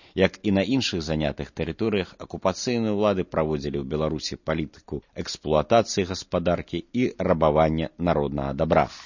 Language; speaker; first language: Belarusian; non-native, local second language; Russian